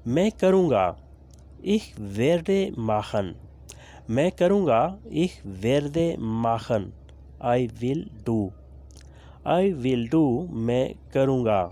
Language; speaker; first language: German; non-native, learner; Urdu